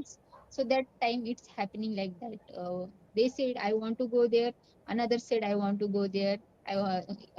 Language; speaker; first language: English; non-native, learner; Marathi